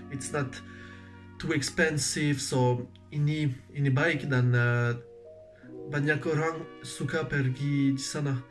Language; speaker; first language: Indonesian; non-native, learner; French